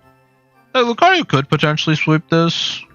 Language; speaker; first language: English; native; English